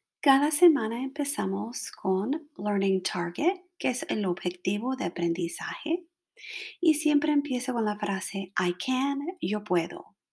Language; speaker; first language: Spanish; non-native, fluent; English